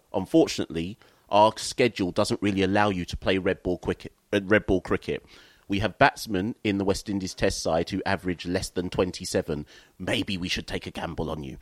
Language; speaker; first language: English; native; English